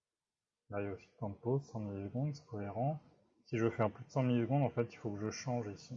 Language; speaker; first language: French; native; French